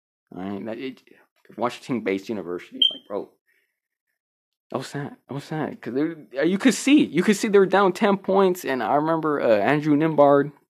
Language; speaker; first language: English; early bilingual, other home language; Spanish